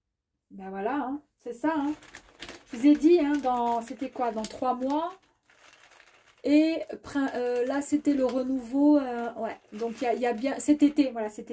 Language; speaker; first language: French; native; French